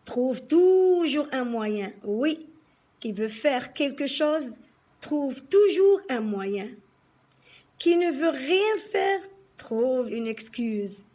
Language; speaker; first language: French; non-native, local second language; Arabic